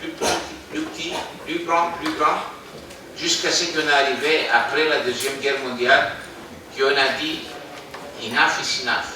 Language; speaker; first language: French; non-native, fluent; Greek